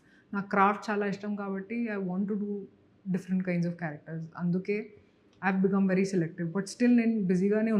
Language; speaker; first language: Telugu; non-native, fluent; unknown